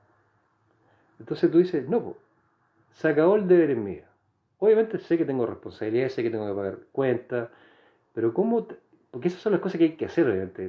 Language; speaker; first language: Spanish; native; Spanish